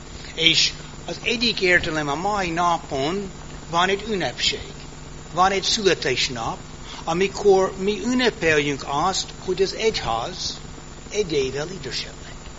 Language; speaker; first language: Hungarian; early bilingual, heritage; English